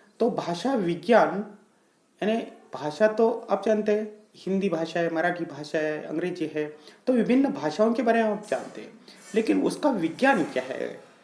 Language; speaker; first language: Hindi; non-native, local second language; Marathi